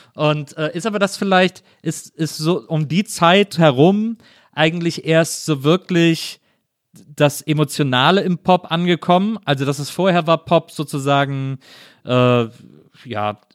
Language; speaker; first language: German; native; German